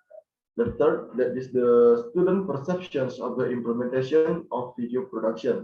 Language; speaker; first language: English; non-native, learner; Indonesian